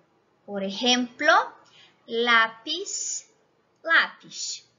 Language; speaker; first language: Spanish; non-native, fluent; Portuguese